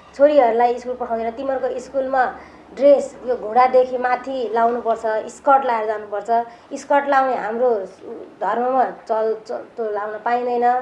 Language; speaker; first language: Nepali; native; Nepali